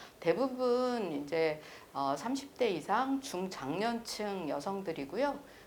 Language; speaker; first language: Korean; native; Korean